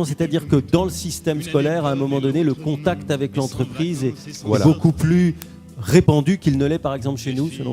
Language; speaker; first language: French; native; French